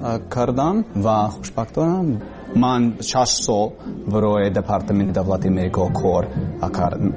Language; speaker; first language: Persian; non-native, learner; English